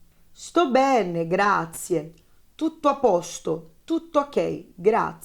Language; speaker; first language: Italian; non-native, fluent; Portuguese